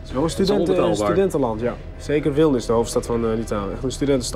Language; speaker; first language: Dutch; native; Dutch